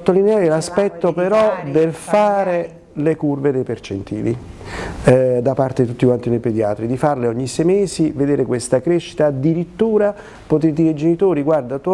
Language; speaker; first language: Italian; native; Italian